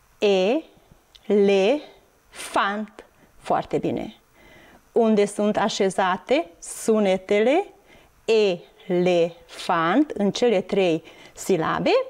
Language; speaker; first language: Romanian; non-native, local second language; Hungarian